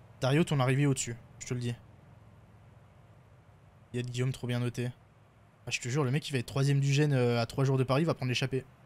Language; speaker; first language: French; native; French